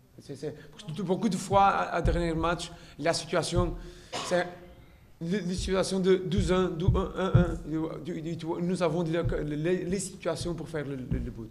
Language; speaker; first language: French; non-native, learner; Portuguese